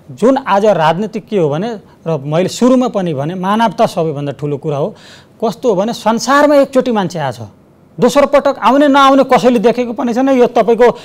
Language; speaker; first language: Nepali; native; Nepali